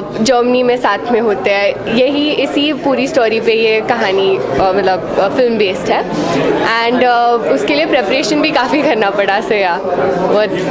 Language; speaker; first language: Urdu; non-native, local second language; Marathi